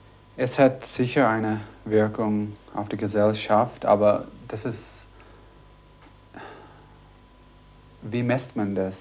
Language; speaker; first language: German; non-native, fluent; English